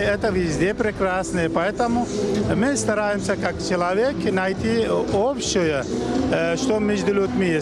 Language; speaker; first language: Russian; non-native, fluent; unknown